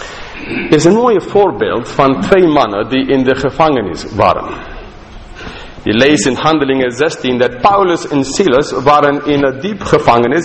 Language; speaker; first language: Dutch; non-native, fluent; English